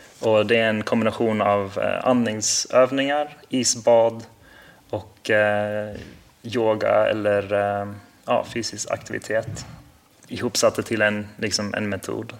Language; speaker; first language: Swedish; early bilingual, heritage; Swedish